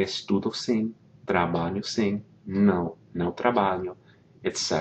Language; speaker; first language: Portuguese; non-native, fluent; English